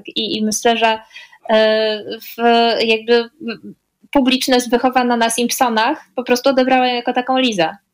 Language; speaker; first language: Polish; native; Polish